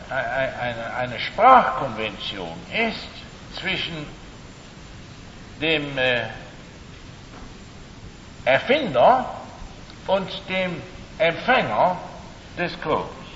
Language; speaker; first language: German; non-native, fluent; English